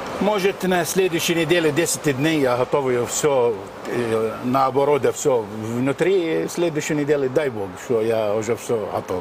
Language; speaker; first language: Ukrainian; non-native, learner; Arabic